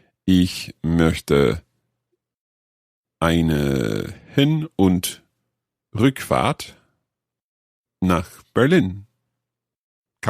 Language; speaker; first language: German; non-native, learner; English